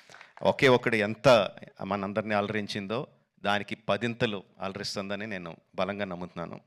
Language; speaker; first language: Telugu; native; Telugu